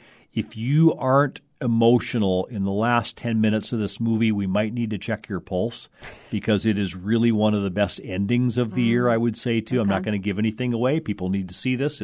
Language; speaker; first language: English; native; English